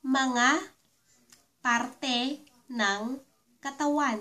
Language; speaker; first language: Filipino; native; Filipino